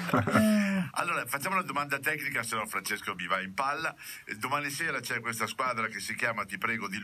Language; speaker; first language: Italian; native; Italian